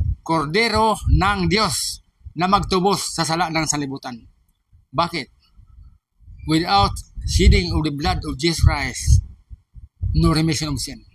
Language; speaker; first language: Filipino; non-native, local second language; Cebuano